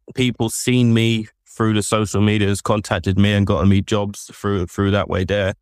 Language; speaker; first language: English; native; English